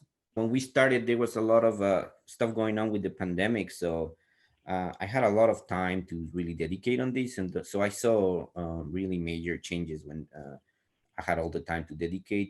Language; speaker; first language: English; non-native, fluent; Spanish